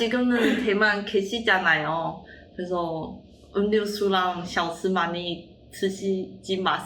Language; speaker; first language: Korean; non-native, learner; Chinese